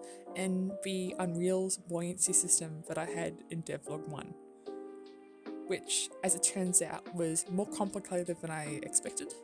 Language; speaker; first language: English; native; English